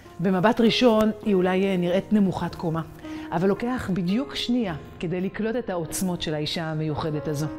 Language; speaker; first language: Hebrew; native; Hebrew